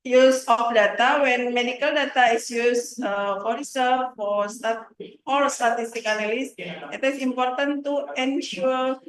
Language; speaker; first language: English; non-native, learner; Indonesian